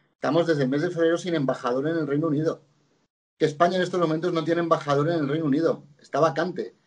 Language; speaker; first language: Spanish; native; Spanish